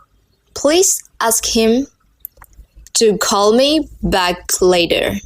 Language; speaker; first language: English; non-native, learner; Burmese